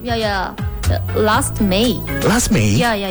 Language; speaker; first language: English; non-native, learner; Korean